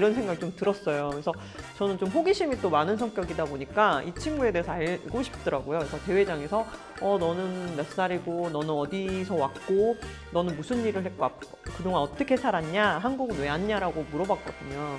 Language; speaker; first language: Korean; native; Korean